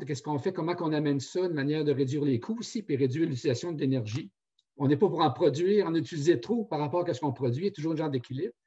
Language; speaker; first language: French; native; French